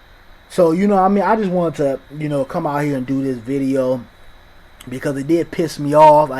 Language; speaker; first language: English; native; English